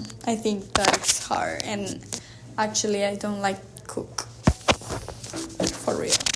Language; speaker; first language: English; non-native, learner; Spanish